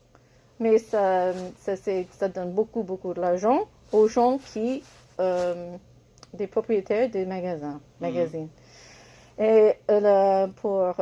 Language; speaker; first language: French; non-native, learner; English